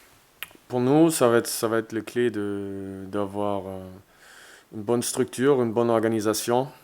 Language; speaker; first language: French; non-native, fluent; German